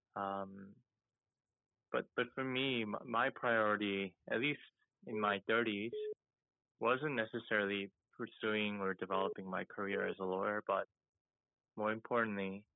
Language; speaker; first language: English; early bilingual, other home language; Korean